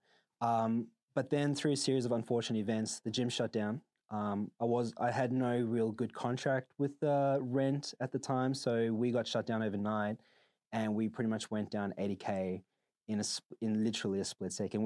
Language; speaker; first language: English; native; English